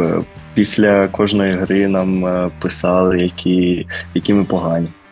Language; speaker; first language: Ukrainian; early bilingual, heritage; Ukrainian